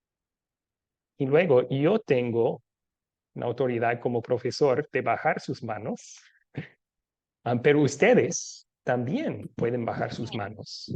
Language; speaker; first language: Spanish; non-native, fluent; English